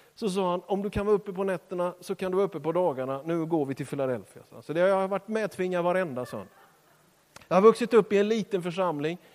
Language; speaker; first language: Swedish; native; Swedish